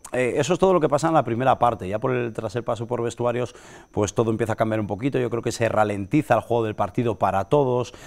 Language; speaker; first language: Spanish; native; Spanish